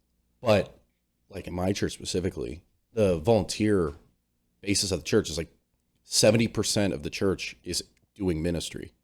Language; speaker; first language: English; native; English